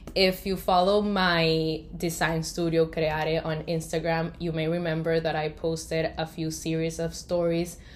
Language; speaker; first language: English; non-native, fluent; Spanish